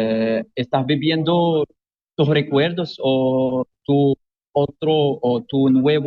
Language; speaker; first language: Spanish; non-native, fluent; Arabic